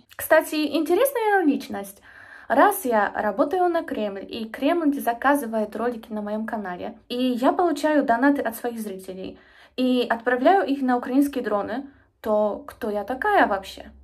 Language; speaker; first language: Russian; non-native, fluent; Polish